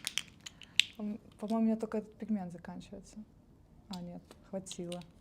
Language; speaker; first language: Russian; non-native, fluent; Estonian